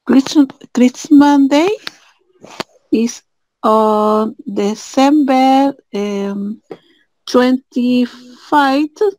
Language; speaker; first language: English; non-native, learner; Spanish